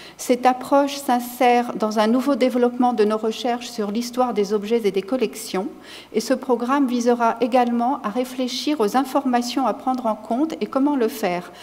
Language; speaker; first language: French; native; French